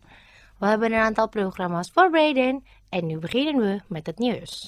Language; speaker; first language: Dutch; non-native, fluent; Indonesian